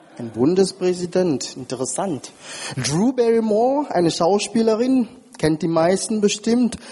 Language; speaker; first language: German; non-native, fluent; French